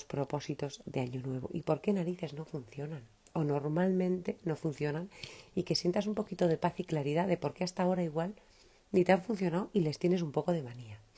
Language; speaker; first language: Spanish; native; Spanish